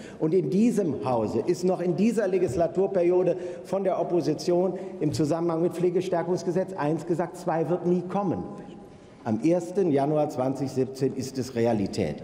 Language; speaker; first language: German; native; German